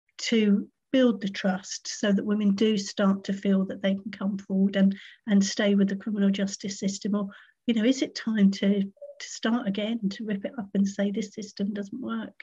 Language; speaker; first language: English; native; English